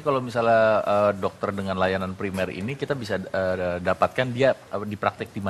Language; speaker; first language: Indonesian; native; Indonesian